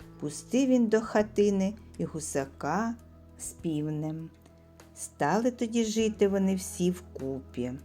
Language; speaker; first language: Ukrainian; native; Ukrainian